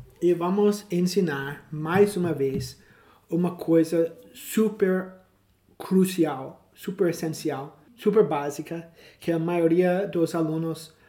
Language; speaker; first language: Portuguese; non-native, learner; English